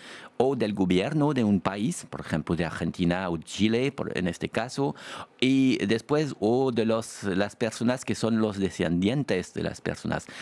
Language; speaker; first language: Spanish; non-native, fluent; French